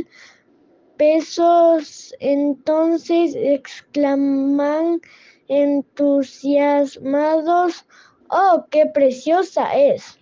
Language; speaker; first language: Spanish; non-native, learner; French